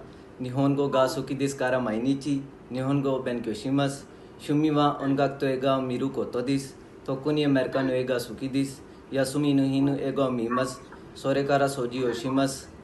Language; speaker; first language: Japanese; non-native, learner; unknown